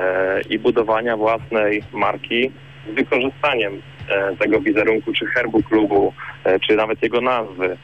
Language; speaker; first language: Polish; native; Polish